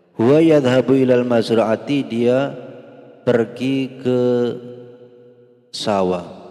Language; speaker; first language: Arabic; non-native, fluent; Indonesian